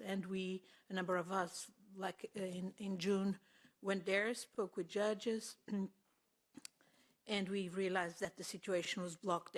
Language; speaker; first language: English; non-native, fluent; Portuguese